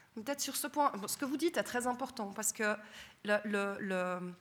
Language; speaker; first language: French; native; French